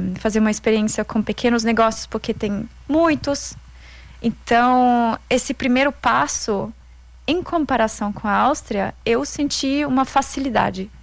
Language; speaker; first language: Portuguese; non-native, fluent; German